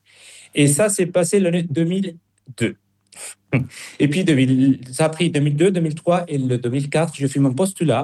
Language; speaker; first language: French; non-native, fluent; Spanish